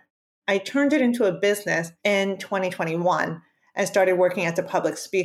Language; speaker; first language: English; early bilingual, other home language; Spanish